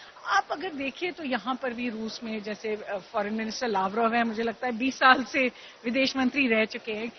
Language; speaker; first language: Hindi; native; Hindi